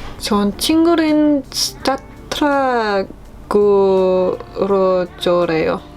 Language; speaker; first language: Korean; non-native, learner; English